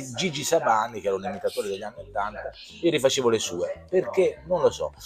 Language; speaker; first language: Italian; native; Italian